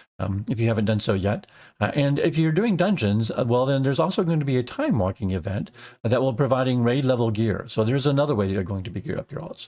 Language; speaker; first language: English; native; English